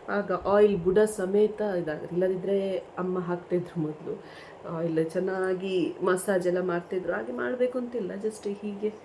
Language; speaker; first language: Kannada; non-native, local second language; Tulu